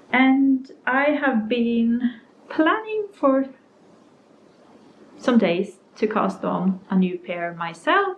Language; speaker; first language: English; non-native, fluent; Norwegian